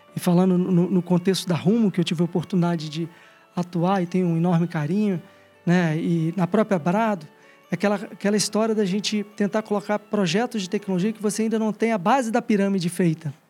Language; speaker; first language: Portuguese; native; Portuguese